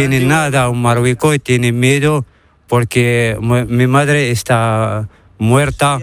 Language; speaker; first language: Spanish; non-native, learner; Arabic